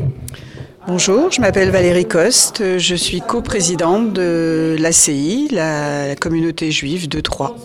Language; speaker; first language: French; native; French